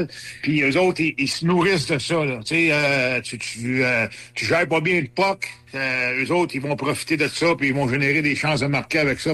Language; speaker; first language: French; native; French